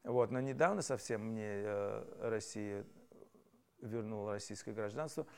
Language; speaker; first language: Russian; native; Russian